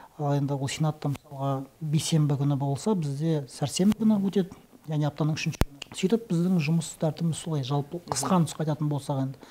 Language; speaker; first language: Kazakh; non-native, local second language; Russian